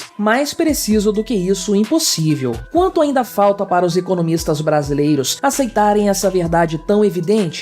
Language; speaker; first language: Portuguese; native; Portuguese